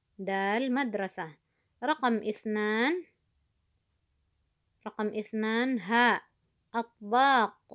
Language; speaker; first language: Arabic; non-native, fluent; Indonesian